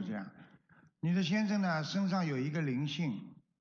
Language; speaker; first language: Chinese; native; Chinese